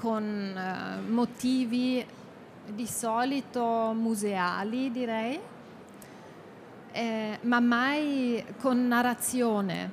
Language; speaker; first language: Italian; non-native, fluent; German